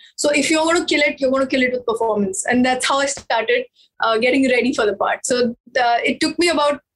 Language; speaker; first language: English; non-native, local second language; Marathi